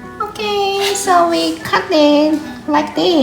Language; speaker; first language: English; non-native, fluent; Japanese